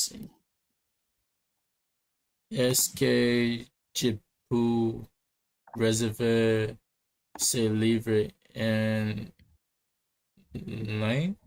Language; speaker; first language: French; non-native, learner; English